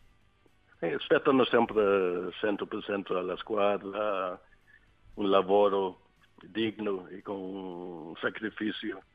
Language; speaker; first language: Italian; non-native, learner; Swedish